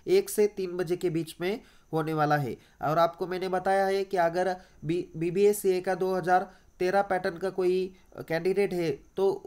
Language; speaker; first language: Hindi; non-native, local second language; Marathi